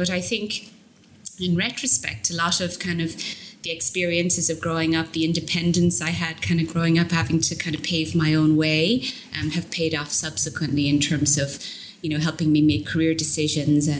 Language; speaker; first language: English; native; English